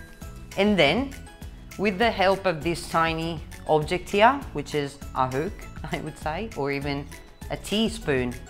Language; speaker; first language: English; non-native, fluent; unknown